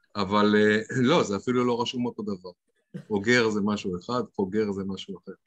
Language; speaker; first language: Hebrew; native; Hebrew